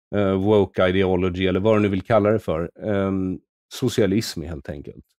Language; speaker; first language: Swedish; native; Swedish